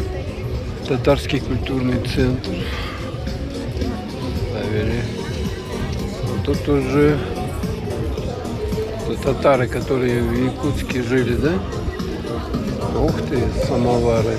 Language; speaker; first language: Russian; native; Russian